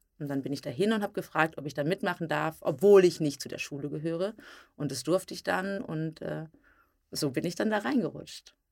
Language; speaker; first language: German; native; German